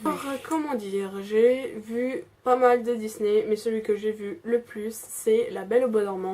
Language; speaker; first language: French; native; French